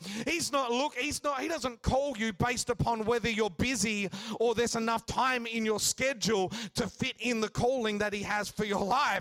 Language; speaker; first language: English; native; English